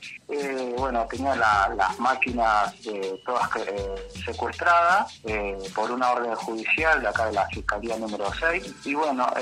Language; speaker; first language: Spanish; native; Spanish